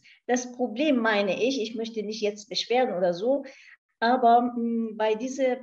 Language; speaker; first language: German; non-native, fluent; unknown